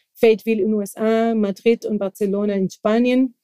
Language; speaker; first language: German; non-native, fluent; Spanish